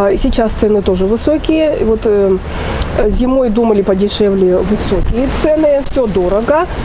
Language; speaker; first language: Russian; native; Russian